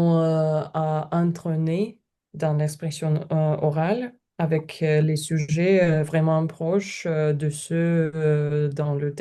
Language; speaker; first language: French; non-native, learner; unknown